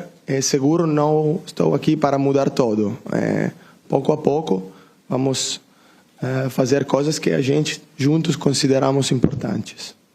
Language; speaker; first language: Portuguese; non-native, learner; Italian